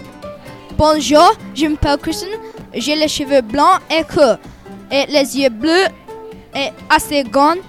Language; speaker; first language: French; non-native, learner; English